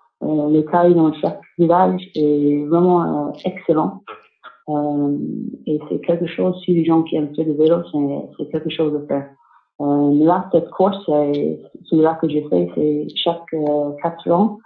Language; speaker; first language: French; non-native, fluent; English